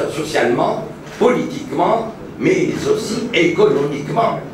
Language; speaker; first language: French; non-native, local second language; Arabic